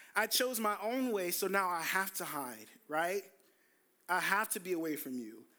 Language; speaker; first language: English; native; English